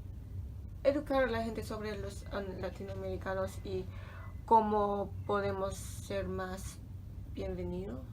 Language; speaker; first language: Spanish; non-native, learner; English